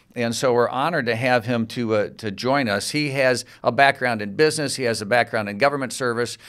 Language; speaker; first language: English; native; English